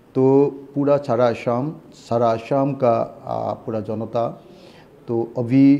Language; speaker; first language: Hindi; non-native, local second language; Assamese